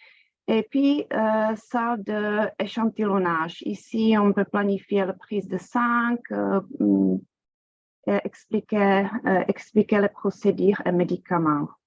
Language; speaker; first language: French; non-native, fluent; Czech